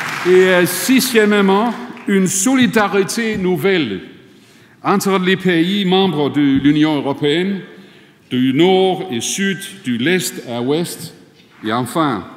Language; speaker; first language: French; non-native, fluent; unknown